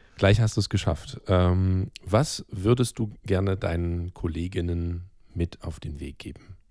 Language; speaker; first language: German; native; German